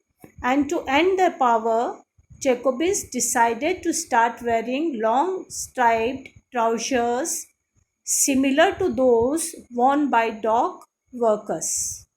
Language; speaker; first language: English; non-native, local second language; Hindi